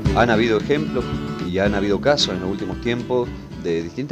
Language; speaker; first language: Spanish; native; Spanish